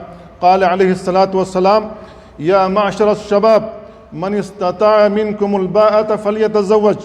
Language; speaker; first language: Arabic; non-native, fluent; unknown